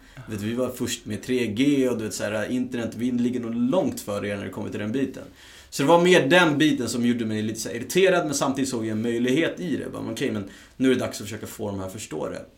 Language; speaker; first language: Swedish; early bilingual, other home language; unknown